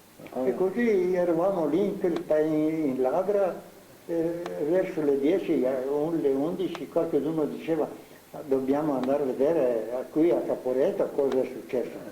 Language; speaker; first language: Italian; non-native, fluent; Slovenian